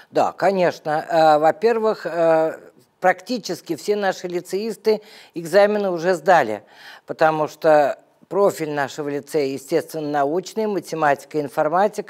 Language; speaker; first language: Russian; native; Russian